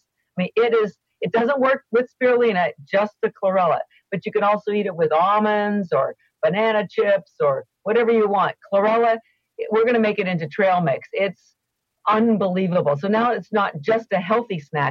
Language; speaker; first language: English; native; English